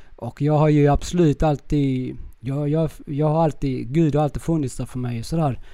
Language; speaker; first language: Swedish; early bilingual, other home language; Spanish